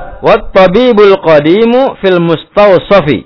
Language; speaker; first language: Arabic; non-native, fluent; Indonesian